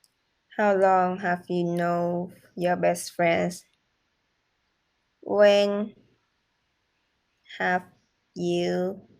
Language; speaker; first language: English; non-native, learner; Vietnamese